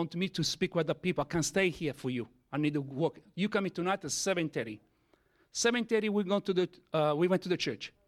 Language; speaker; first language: English; non-native, learner; Italian